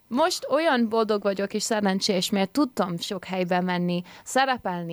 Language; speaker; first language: Hungarian; early bilingual, heritage; English